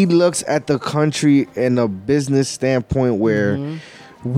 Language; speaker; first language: English; native; English